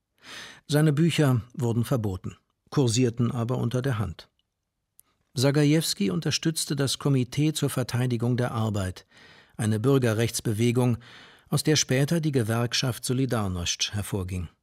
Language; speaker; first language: German; native; German